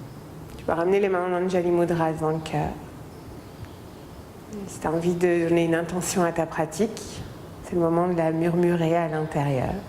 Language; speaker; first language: French; native; French